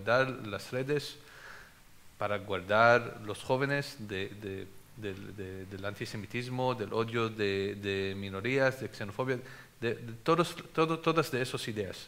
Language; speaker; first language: Spanish; non-native, fluent; Hebrew